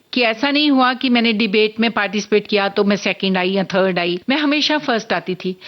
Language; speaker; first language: Hindi; non-native, local second language; Punjabi